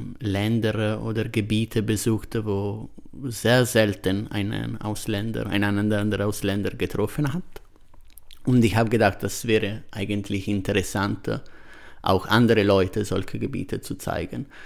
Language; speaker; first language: German; non-native, fluent; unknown